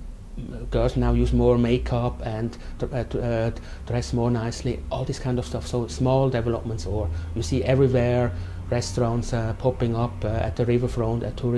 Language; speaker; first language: English; non-native, fluent; German